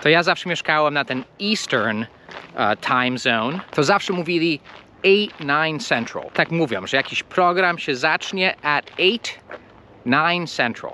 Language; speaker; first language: Polish; non-native, fluent; English